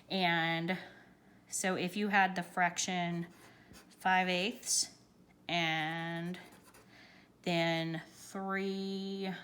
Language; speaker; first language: English; native; English